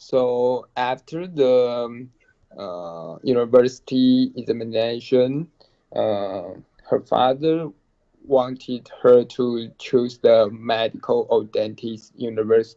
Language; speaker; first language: English; non-native, learner; Chinese